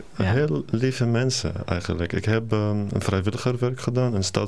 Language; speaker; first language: Dutch; non-native, learner; Arabic